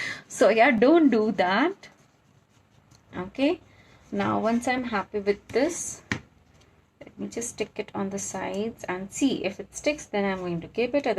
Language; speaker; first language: English; non-native, local second language; Hindi